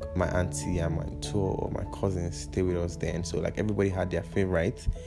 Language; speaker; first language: English; non-native, local second language; Yoruba